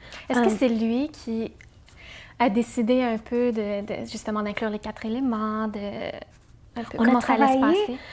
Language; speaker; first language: French; native; French